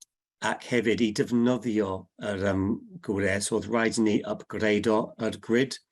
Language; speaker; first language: Welsh; non-native, learner; English